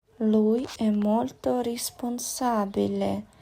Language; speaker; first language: Italian; non-native, learner; Ukrainian